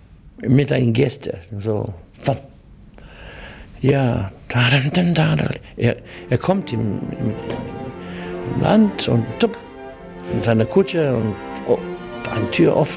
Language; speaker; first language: German; non-native, learner; English